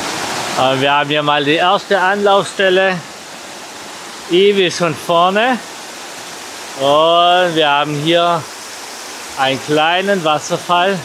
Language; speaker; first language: German; native; German